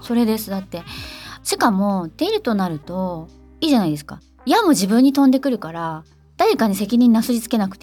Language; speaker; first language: Japanese; native; Japanese